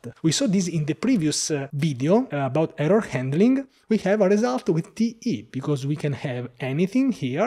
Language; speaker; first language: English; non-native, fluent; Italian